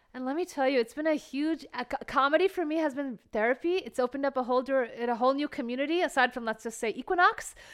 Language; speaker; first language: English; early bilingual, other home language; Bangla